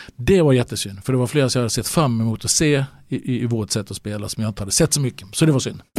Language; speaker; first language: Swedish; native; Swedish